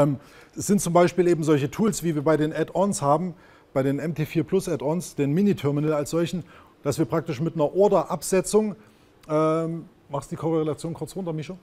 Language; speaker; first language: German; native; German